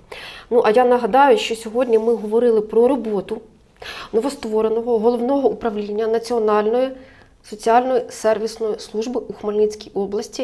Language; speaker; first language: Ukrainian; native; Ukrainian